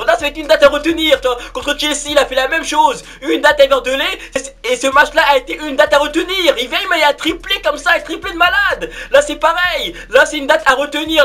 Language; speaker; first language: French; native; French